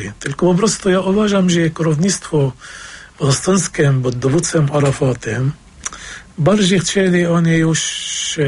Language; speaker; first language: Polish; non-native, fluent; Arabic